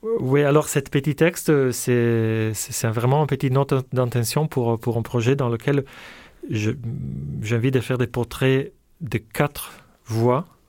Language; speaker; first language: French; non-native, fluent; Italian